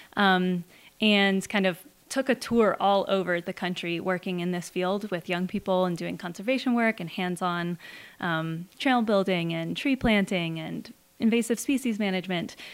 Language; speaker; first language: English; native; English